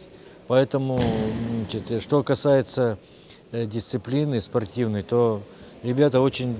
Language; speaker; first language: Russian; native; Russian